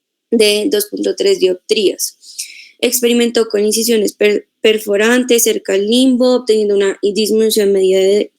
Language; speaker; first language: Spanish; native; Spanish